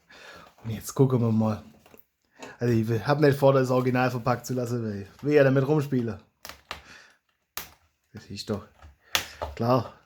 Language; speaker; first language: German; native; German